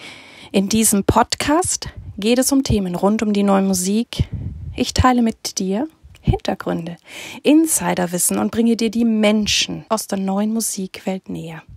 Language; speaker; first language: German; native; German